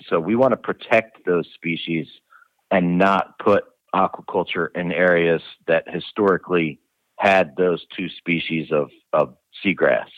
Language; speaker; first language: English; native; English